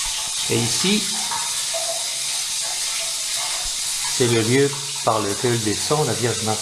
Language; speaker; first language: French; non-native, fluent; Spanish